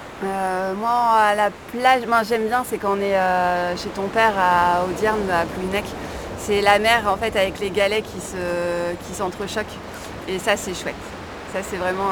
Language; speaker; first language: French; native; French